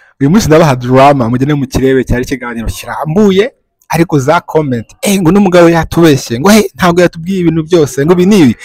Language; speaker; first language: Kinyarwanda; early bilingual, other home language; French